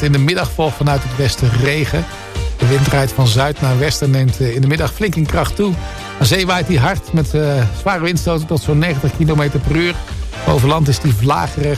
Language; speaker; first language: Dutch; native; Dutch